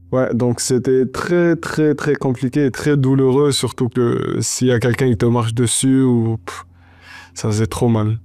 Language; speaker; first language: French; non-native, local second language; Arabic